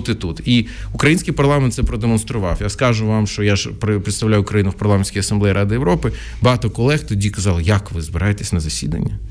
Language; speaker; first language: Ukrainian; non-native, local second language; Russian